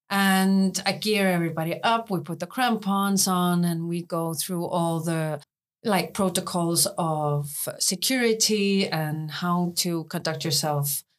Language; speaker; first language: English; non-native, fluent; Icelandic